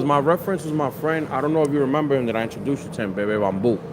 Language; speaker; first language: English; native; English